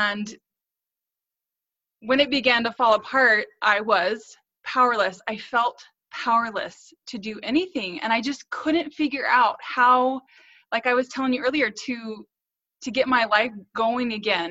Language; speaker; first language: English; native; English